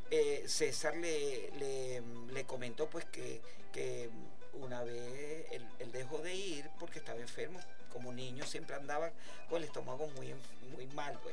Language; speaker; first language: Spanish; native; Spanish